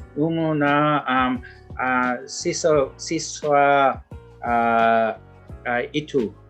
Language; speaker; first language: Indonesian; non-native, learner; English